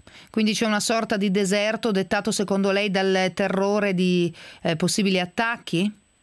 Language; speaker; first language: Italian; native; Italian